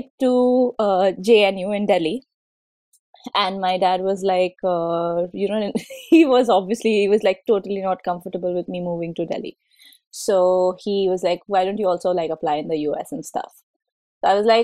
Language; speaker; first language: English; non-native, local second language; Hindi